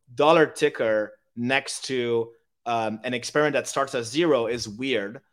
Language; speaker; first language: English; non-native, fluent; French